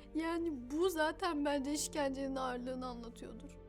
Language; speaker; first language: Turkish; early bilingual, other home language; Chinese